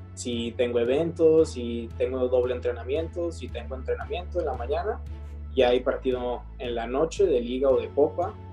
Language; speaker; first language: Spanish; early bilingual, heritage; Spanish